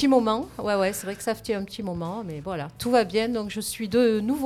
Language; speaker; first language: French; native; French